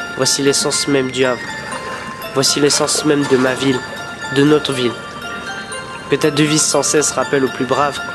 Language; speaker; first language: French; native; French